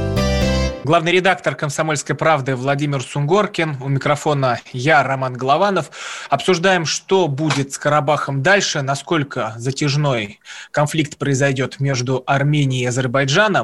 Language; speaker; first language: Russian; native; Russian